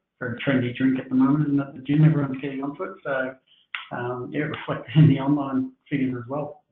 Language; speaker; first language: English; native; English